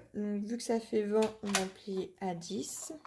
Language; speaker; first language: French; native; French